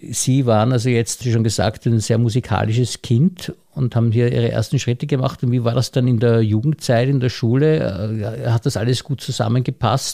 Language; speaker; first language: German; native; German